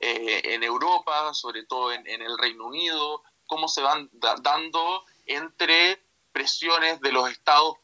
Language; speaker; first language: Spanish; native; Spanish